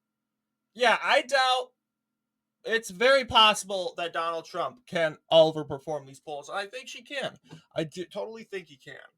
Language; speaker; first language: English; native; English